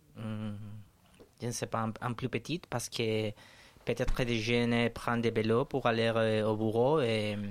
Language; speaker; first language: French; non-native, fluent; Spanish